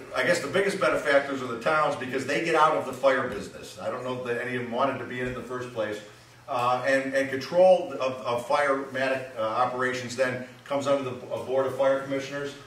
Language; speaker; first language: English; native; English